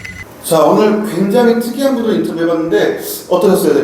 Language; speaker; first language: Korean; native; Korean